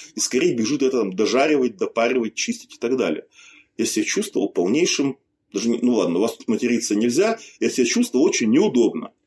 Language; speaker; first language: Russian; native; Russian